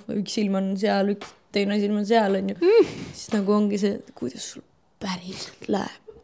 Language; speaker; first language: Estonian; non-native, local second language; Russian